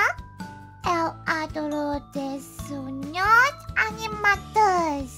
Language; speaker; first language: Portuguese; non-native, learner; Japanese